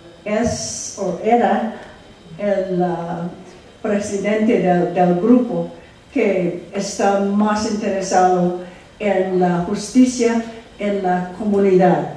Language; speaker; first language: Spanish; non-native, fluent; English